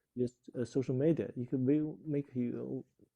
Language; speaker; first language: English; non-native, learner; Chinese